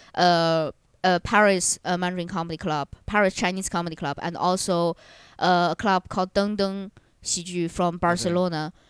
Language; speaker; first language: English; non-native, fluent; Chinese